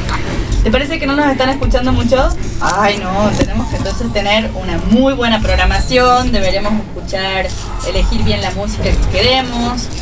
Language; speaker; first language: Spanish; native; Spanish